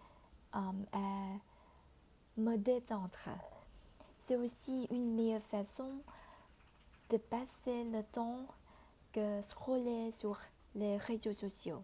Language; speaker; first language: French; non-native, fluent; Vietnamese